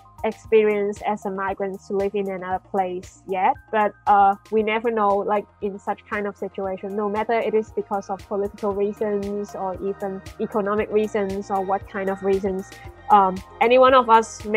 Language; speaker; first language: English; non-native, local second language; Cantonese